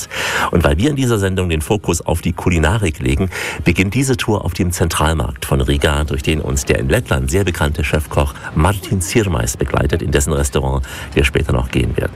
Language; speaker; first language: German; native; German